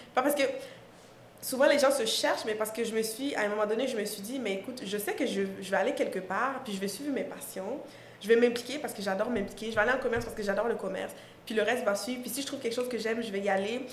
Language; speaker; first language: French; non-native, local second language; Mossi